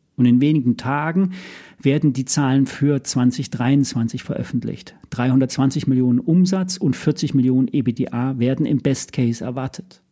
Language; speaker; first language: German; native; German